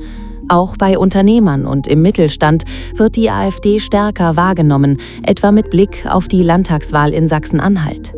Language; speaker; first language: German; native; German